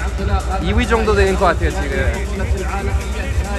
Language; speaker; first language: Korean; non-native, fluent; French